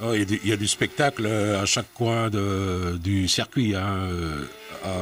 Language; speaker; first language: French; native; French